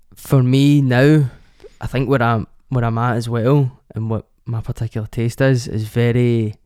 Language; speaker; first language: English; native; English